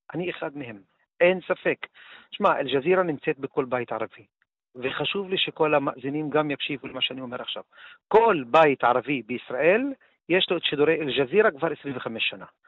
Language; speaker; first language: Hebrew; non-native, local second language; Arabic